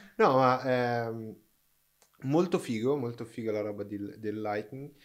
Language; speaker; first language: Italian; non-native, fluent; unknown